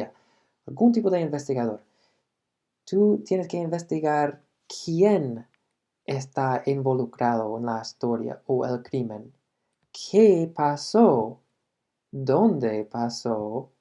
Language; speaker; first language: Spanish; non-native, fluent; English